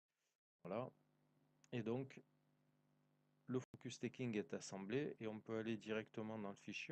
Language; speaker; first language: French; native; French